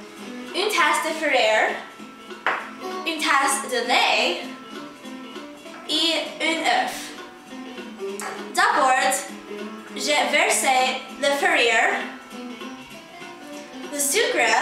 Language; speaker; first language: French; non-native, learner; English